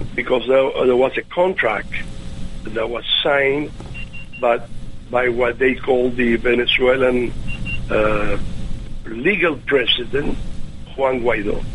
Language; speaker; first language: English; non-native, fluent; Spanish